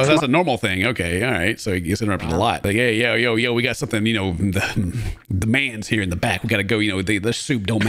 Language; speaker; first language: English; native; English